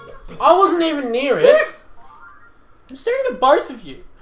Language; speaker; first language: English; native; English